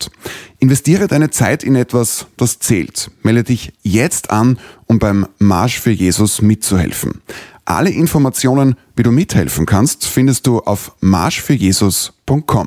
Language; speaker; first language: German; native; German